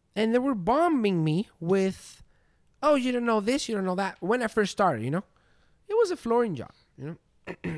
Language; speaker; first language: English; non-native, fluent; Greek